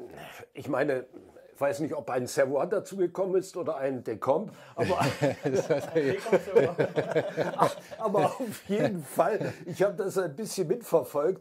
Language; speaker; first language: German; native; German